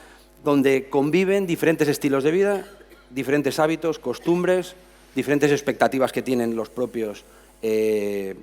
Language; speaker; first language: Spanish; native; Spanish